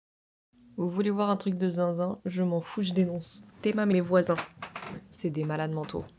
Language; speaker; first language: French; native; French